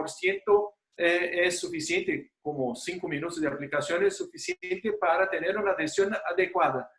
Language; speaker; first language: Spanish; non-native, fluent; Portuguese